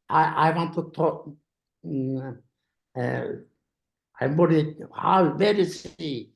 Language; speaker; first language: English; non-native, learner; Turkish